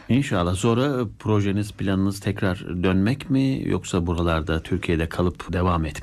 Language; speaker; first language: Turkish; native; Turkish